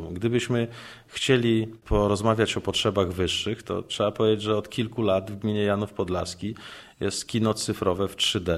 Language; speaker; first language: Polish; native; Polish